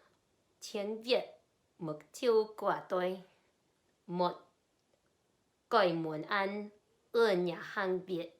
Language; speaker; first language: Vietnamese; non-native, learner; English